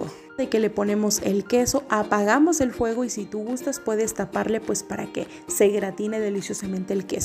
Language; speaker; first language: Spanish; native; Spanish